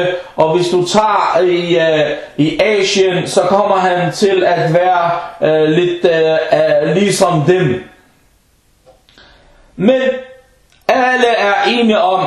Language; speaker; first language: Danish; non-native, fluent; Arabic